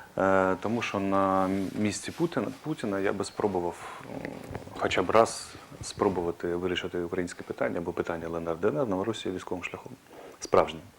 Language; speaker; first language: Ukrainian; non-native, local second language; Russian